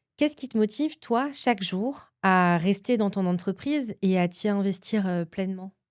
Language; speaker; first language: French; native; French